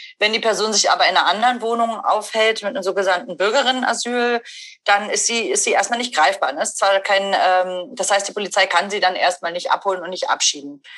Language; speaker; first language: German; native; German